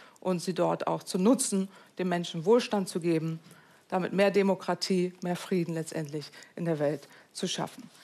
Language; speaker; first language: German; native; German